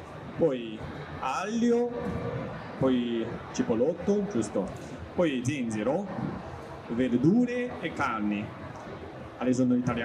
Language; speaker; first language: Italian; non-native, learner; Chinese